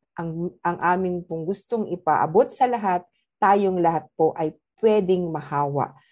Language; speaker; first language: Filipino; non-native, local second language; Cebuano